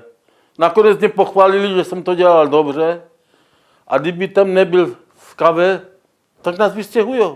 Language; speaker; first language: Czech; non-native, local second language; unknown